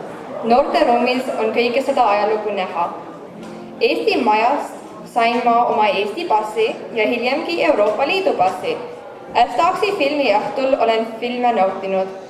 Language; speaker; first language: Estonian; early bilingual, heritage; Estonian